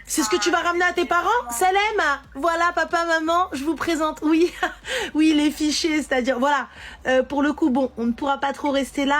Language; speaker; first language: French; native; French